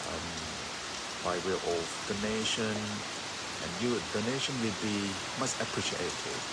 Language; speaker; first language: English; non-native, fluent; Thai